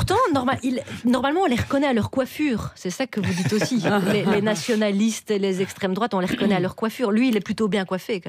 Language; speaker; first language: French; native; French